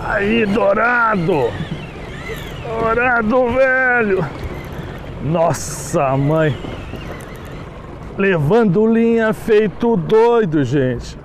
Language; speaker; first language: Portuguese; native; Portuguese